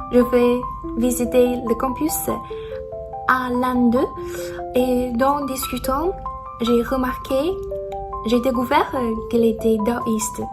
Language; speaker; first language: French; non-native, learner; Chinese